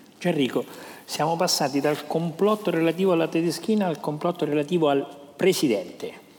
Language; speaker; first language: Italian; native; Italian